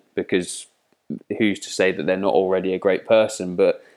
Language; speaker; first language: English; native; English